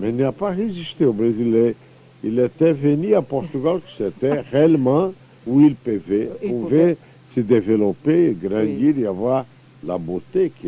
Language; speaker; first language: French; non-native, fluent; Portuguese